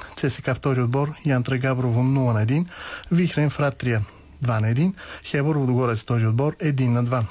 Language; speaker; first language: Bulgarian; native; Bulgarian